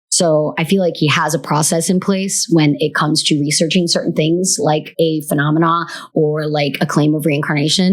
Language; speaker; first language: English; native; English